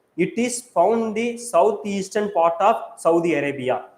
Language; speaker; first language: English; non-native, local second language; Tamil